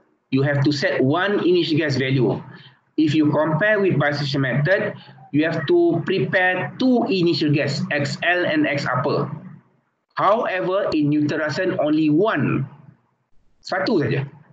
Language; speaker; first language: English; non-native, local second language; Malay